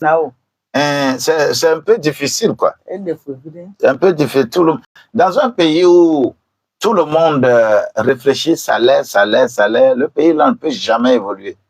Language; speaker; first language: French; non-native, local second language; Ewe